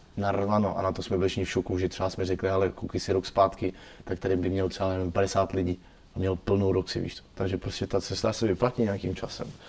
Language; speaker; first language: Czech; non-native, fluent; French